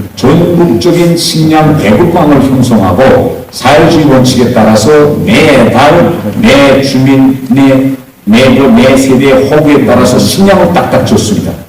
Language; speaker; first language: Korean; native; Korean